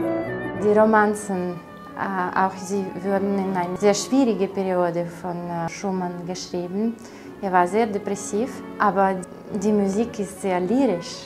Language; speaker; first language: German; non-native, fluent; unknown